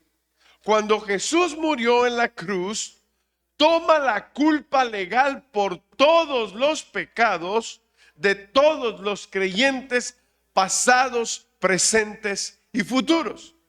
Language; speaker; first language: Spanish; native; Spanish